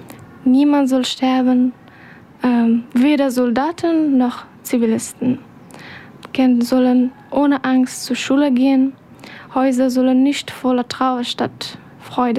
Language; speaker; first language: German; non-native, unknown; Persian